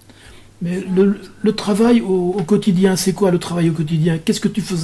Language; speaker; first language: French; native; French